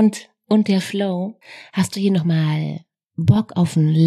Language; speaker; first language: German; native; German